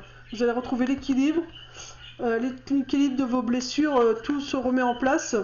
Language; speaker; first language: French; native; French